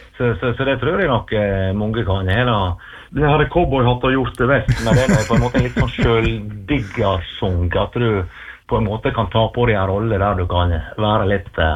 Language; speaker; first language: Norwegian; native; Norwegian